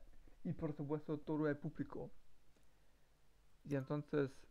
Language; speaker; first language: Spanish; non-native, learner; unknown